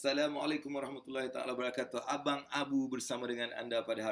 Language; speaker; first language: Malay; native; Malay